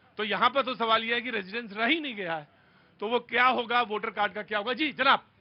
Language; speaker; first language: Hindi; native; Hindi